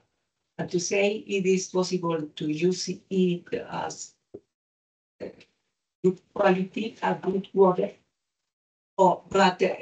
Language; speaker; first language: English; non-native, learner; Spanish